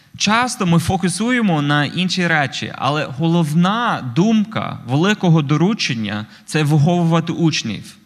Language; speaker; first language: Ukrainian; non-native, fluent; English